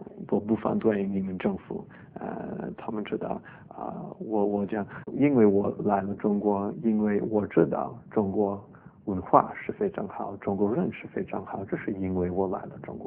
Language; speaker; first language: Chinese; non-native, learner; English